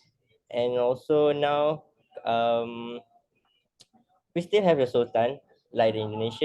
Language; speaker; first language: English; non-native, learner; Malay